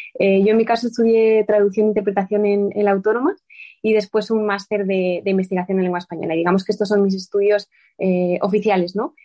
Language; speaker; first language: Spanish; native; Spanish